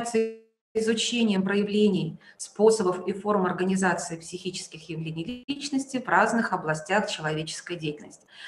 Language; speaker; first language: Russian; native; Russian